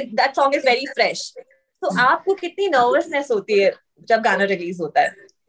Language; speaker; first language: Hindi; native; Hindi